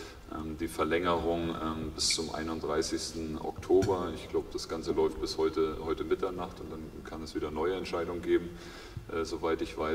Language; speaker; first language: German; native; German